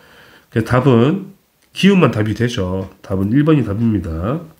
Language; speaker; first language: Korean; native; Korean